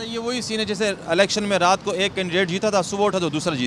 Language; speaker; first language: Urdu; native; Urdu